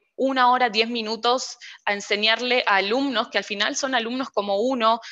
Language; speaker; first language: Spanish; native; Spanish